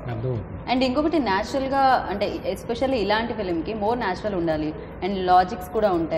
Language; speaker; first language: Telugu; native; Telugu